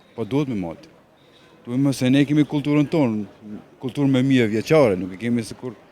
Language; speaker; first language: Albanian; early bilingual, heritage; Albanian